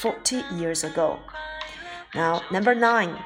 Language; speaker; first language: English; non-native, fluent; Chinese